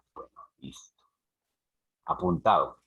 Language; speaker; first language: Spanish; native; Spanish